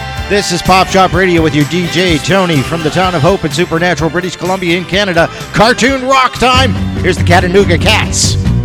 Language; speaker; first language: English; native; English